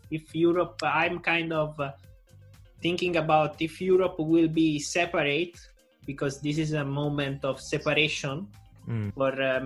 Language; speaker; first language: English; non-native, learner; Italian